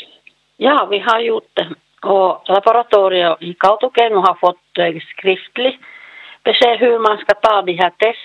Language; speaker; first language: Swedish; non-native, learner; Finnish